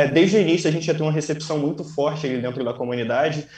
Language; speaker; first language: Portuguese; native; Portuguese